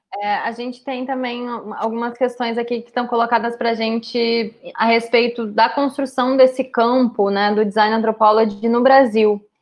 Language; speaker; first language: Portuguese; native; Portuguese